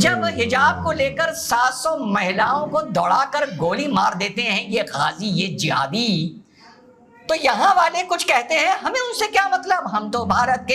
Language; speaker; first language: Hindi; native; Hindi